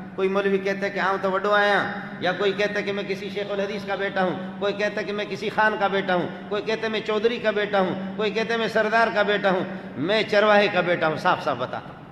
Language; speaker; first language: Urdu; non-native, local second language; Baluchi